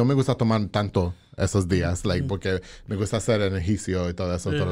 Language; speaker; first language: Spanish; early bilingual, heritage; English